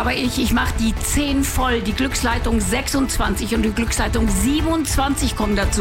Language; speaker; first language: German; native; German